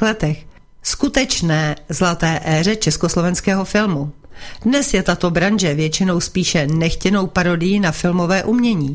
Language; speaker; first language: Czech; native; Czech